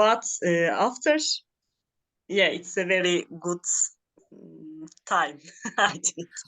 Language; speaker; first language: English; non-native, learner; Turkish